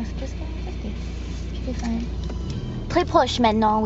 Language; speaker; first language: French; non-native, learner; English